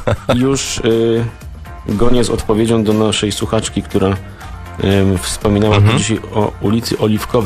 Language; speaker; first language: Polish; native; Polish